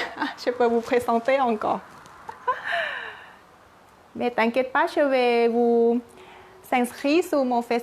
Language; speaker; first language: French; non-native, learner; Thai